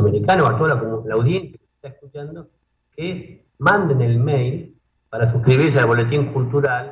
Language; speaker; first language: Spanish; native; Spanish